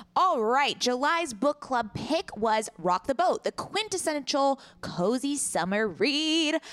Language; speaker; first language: English; native; English